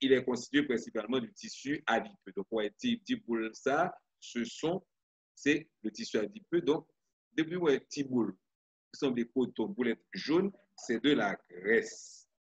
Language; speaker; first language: French; non-native, local second language; Haitian Creole